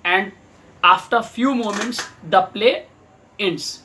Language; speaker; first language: English; non-native, local second language; Hindi